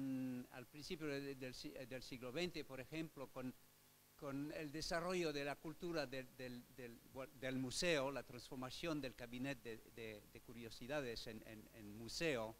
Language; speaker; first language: Spanish; non-native, fluent; French